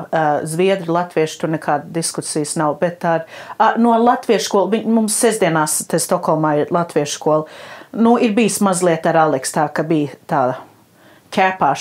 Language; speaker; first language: Latvian; early bilingual, heritage; Latvian